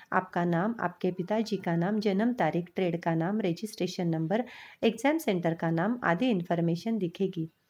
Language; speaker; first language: Hindi; non-native, local second language; Marathi